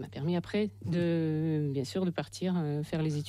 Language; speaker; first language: French; non-native, fluent; Russian